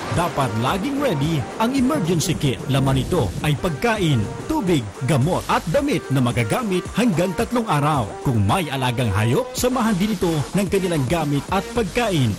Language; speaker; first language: Filipino; native; Filipino